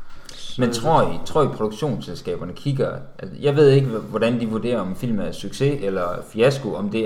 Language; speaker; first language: Danish; native; Danish